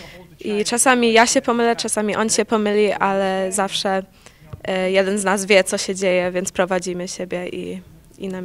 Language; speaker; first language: Polish; early bilingual, heritage; Polish